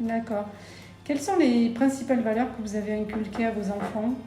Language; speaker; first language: French; native; French